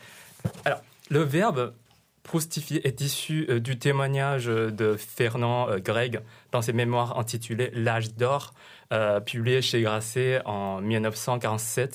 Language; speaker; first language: French; non-native, fluent; Chinese